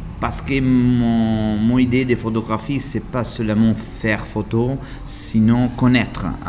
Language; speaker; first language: French; non-native, learner; Italian